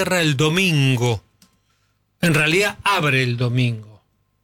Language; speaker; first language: Spanish; native; Spanish